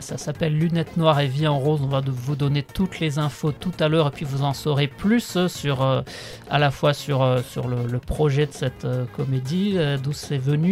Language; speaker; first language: French; native; French